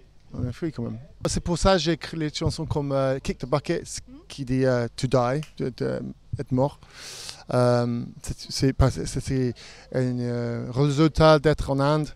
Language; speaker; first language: French; non-native, fluent; English